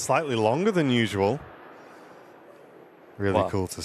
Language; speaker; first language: English; native; English